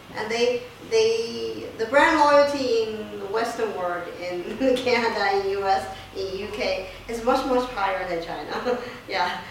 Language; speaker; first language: English; non-native, fluent; Chinese